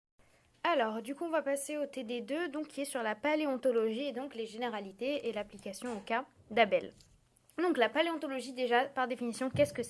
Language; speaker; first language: French; native; French